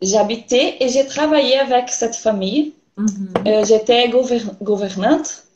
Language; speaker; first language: French; non-native, learner; Portuguese